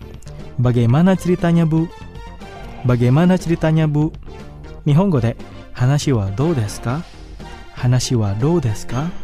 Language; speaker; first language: Japanese; non-native, fluent; Indonesian